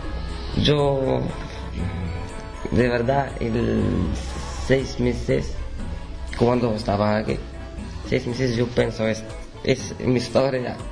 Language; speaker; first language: Spanish; non-native, learner; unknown